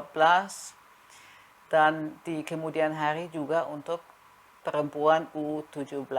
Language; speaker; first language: Indonesian; non-native, fluent; German